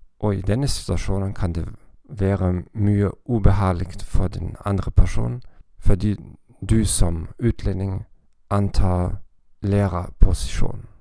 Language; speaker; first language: Swedish; non-native, learner; German